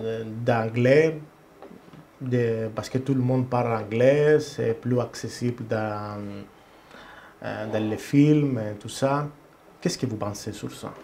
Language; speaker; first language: French; non-native, learner; Greek